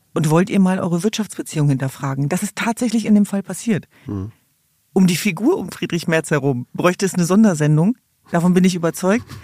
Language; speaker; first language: German; native; German